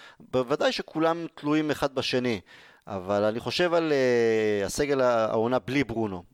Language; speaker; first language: Hebrew; native; Hebrew